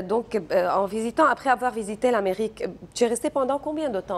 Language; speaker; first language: French; non-native, local second language; Arabic